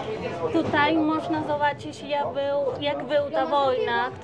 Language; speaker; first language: Polish; non-native, learner; Spanish